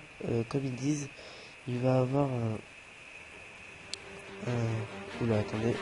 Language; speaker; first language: French; native; French